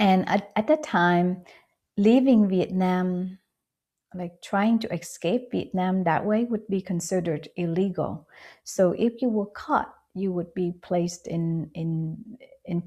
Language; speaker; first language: English; non-native, fluent; Vietnamese